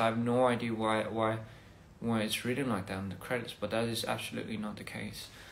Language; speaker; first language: English; early bilingual, other home language; Korean